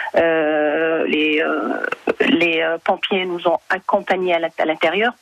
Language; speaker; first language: French; non-native, fluent; Arabic